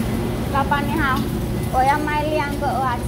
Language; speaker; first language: Chinese; non-native, learner; Javanese